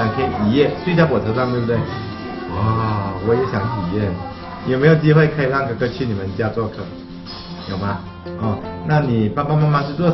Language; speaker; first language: Chinese; early bilingual, heritage; Chinese